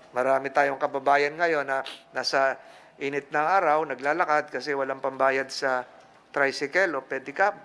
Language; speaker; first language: Filipino; native; Filipino